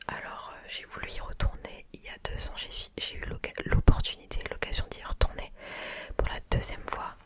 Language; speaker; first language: French; early bilingual, other home language; Vietnamese